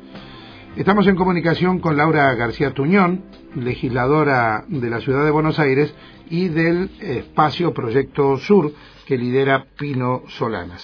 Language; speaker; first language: Spanish; native; Spanish